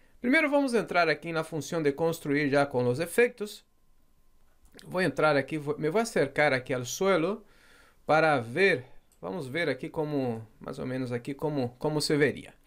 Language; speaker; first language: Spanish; non-native, fluent; Portuguese